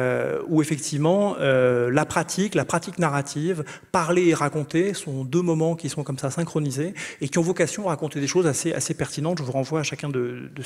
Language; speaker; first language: French; native; French